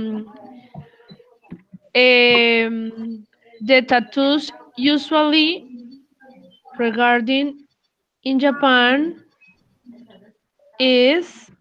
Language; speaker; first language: English; non-native, learner; Spanish